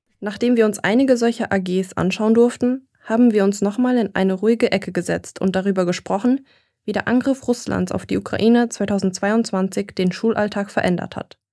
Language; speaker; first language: German; native; German